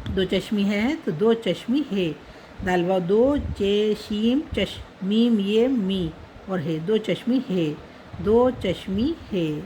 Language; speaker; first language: Hindi; native; Hindi